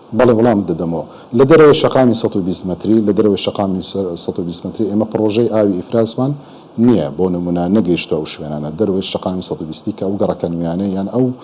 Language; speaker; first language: Central Kurdish; native; Central Kurdish